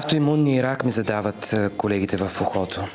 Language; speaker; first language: Bulgarian; native; Bulgarian